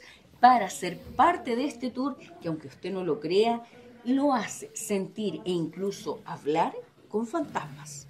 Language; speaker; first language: Spanish; native; Spanish